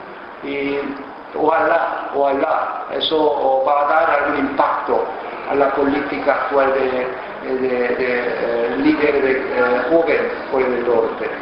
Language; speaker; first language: Spanish; non-native, fluent; Korean